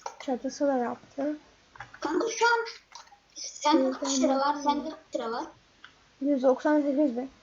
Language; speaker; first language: Turkish; native; Turkish